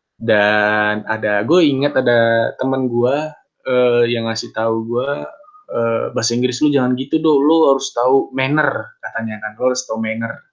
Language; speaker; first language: Indonesian; native; Indonesian